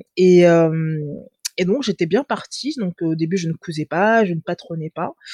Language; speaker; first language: French; native; French